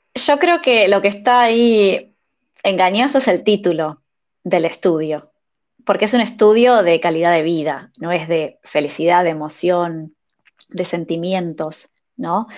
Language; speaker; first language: Spanish; native; Spanish